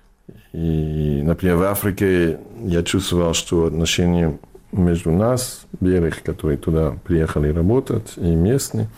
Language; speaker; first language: Russian; non-native, fluent; English